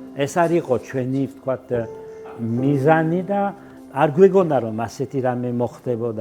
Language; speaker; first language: Georgian; early bilingual, heritage; Georgian